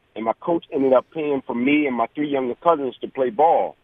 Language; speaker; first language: English; native; English